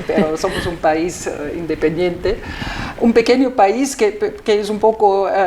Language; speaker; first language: Spanish; non-native, fluent; German